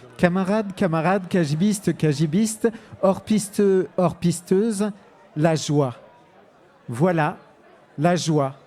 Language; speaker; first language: French; native; French